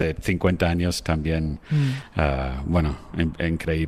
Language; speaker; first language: Spanish; non-native, fluent; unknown